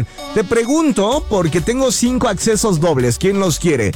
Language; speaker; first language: Spanish; native; Spanish